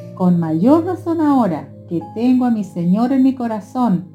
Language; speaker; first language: Spanish; native; Spanish